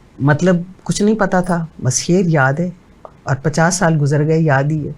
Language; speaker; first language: Urdu; native; Urdu